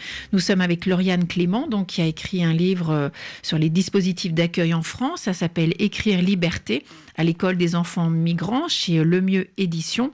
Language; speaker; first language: French; native; French